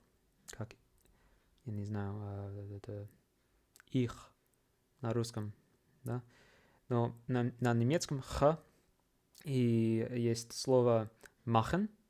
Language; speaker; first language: Russian; non-native, fluent; English